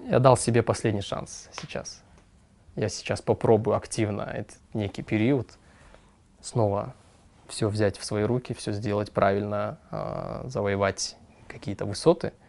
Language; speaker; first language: Russian; non-native, local second language; Kyrgyz